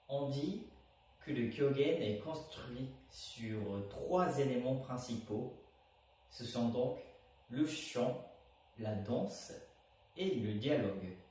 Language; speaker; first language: French; non-native, fluent; Japanese